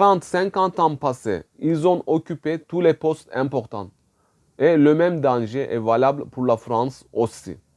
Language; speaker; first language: French; non-native, fluent; Turkish